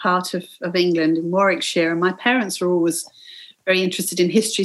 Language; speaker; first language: English; native; English